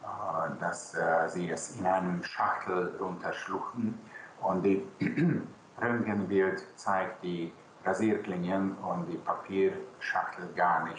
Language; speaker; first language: German; non-native, local second language; Hungarian